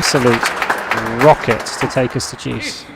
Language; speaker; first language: English; native; English